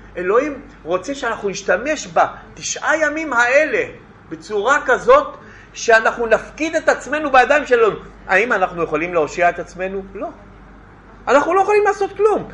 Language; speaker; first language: Hebrew; native; Hebrew